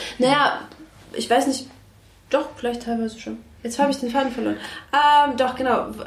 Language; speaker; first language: German; early bilingual, other home language; Russian